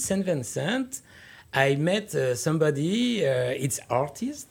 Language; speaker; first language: English; non-native, learner; French